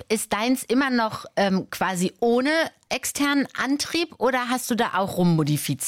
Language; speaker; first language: German; native; German